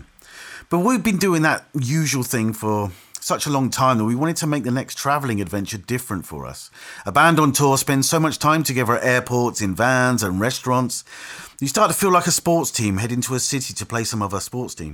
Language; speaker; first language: English; native; English